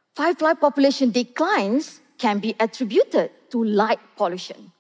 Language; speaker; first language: English; non-native, local second language; Malay